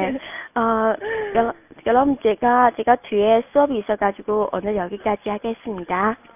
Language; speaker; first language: Korean; non-native, fluent; Chinese